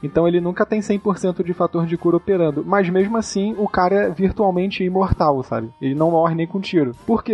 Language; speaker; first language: Portuguese; native; Portuguese